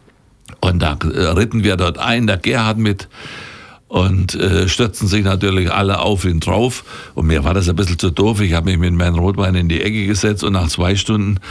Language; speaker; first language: German; native; German